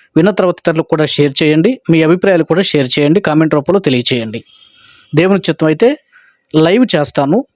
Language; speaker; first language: Telugu; native; Telugu